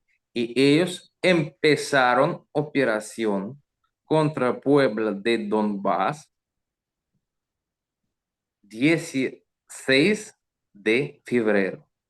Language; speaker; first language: Spanish; non-native, learner; Russian